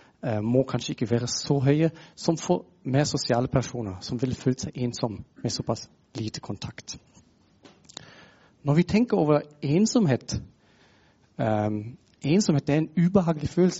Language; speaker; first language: Norwegian; non-native, fluent; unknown